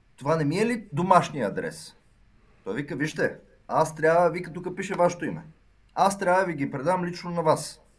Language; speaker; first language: Bulgarian; native; Bulgarian